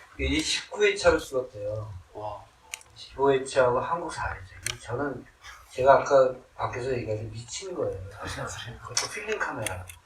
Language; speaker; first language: Korean; native; Korean